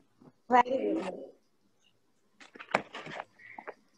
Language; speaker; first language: English; non-native, local second language; Hindi